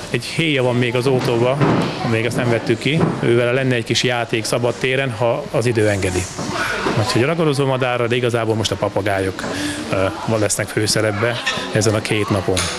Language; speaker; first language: Hungarian; native; Hungarian